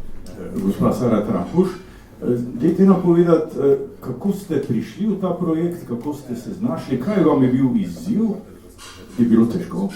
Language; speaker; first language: Slovenian; native; Slovenian